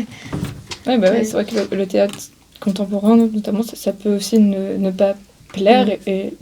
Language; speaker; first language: French; native; French